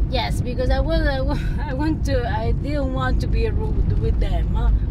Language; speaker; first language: English; non-native, fluent; Italian